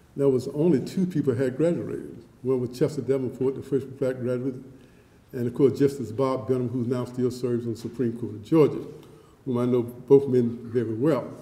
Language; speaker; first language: English; native; English